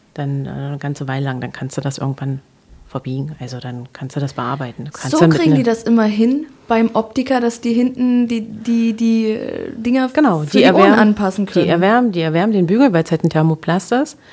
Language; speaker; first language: German; native; German